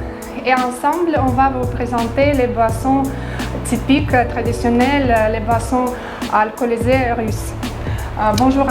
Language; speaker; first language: French; non-native, fluent; Russian